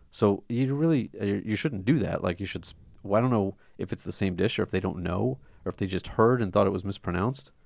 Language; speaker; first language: English; native; English